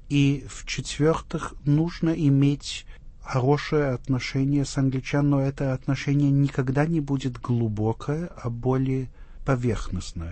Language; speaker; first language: Russian; non-native, fluent; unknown